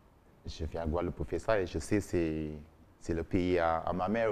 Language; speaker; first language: French; non-native, learner; English